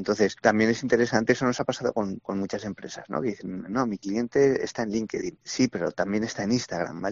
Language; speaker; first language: Spanish; native; Spanish